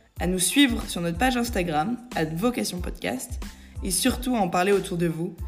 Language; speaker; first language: French; native; French